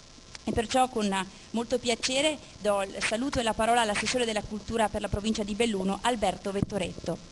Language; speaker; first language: Italian; native; Italian